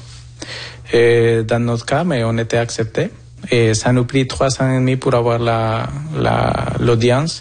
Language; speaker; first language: French; non-native, fluent; Spanish